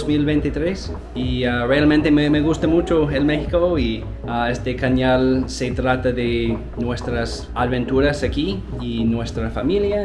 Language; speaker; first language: Spanish; non-native, learner; English